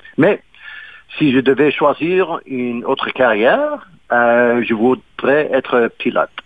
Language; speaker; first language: French; non-native, fluent; English